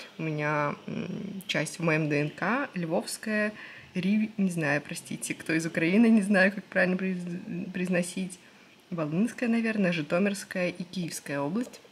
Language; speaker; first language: Russian; native; Russian